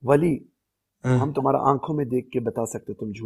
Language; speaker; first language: Hindi; non-native, local second language; Pashto